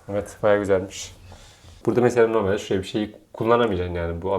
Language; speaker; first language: Turkish; native; Turkish